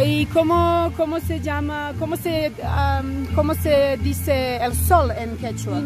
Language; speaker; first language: Spanish; non-native, learner; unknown